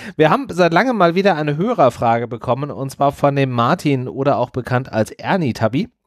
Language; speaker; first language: German; native; German